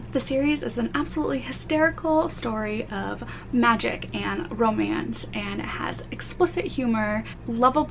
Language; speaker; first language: English; native; English